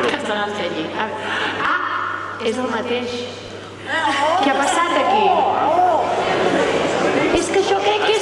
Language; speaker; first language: Catalan; native; Catalan